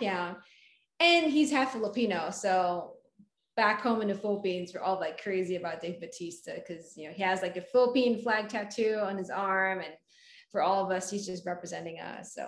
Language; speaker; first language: English; non-native, local second language; Filipino